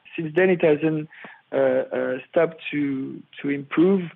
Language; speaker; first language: English; non-native, fluent; French